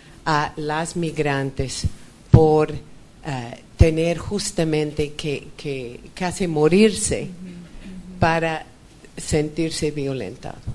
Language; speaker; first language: Spanish; non-native, fluent; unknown